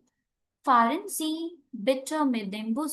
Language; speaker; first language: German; non-native, learner; Hindi